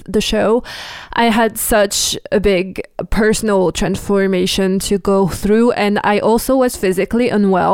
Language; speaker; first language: English; non-native, fluent; French